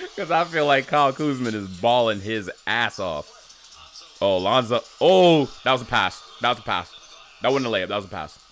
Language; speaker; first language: English; native; English